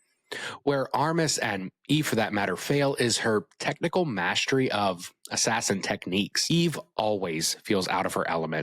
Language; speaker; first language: English; native; English